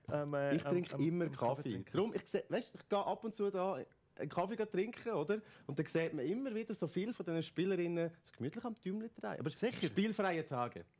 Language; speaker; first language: German; native; German